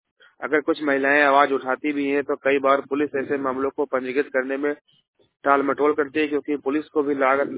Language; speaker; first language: Hindi; native; Hindi